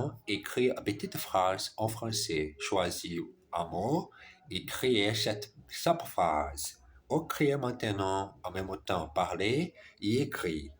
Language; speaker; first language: French; non-native, learner; German